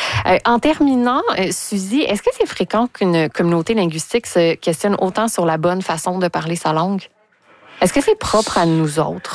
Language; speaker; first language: French; native; French